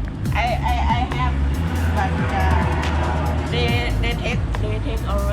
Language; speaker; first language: English; non-native, learner; Thai